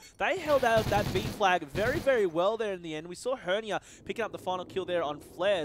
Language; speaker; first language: English; native; English